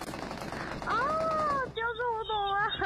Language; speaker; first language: Chinese; native; Chinese